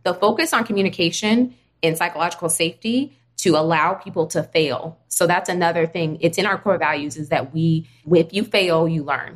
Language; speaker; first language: English; native; English